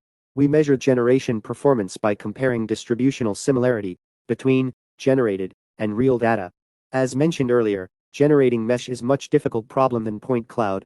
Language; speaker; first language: English; non-native, fluent; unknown